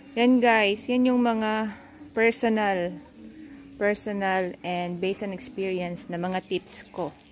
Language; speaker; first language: Filipino; non-native, local second language; Cebuano